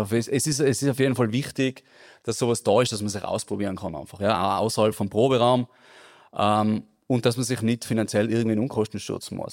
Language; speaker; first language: German; native; German